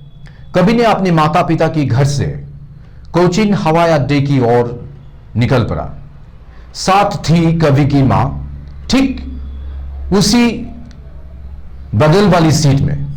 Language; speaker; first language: Hindi; non-native, local second language; Bangla